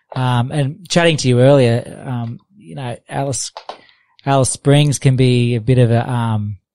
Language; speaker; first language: English; native; English